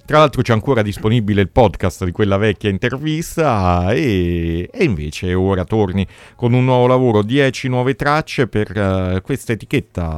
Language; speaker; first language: Italian; native; Italian